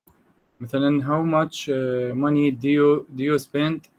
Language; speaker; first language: English; non-native, learner; Arabic